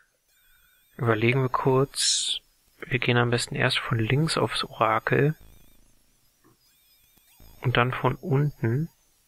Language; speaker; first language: German; native; German